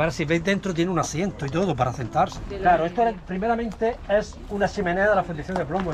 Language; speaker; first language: Spanish; native; Spanish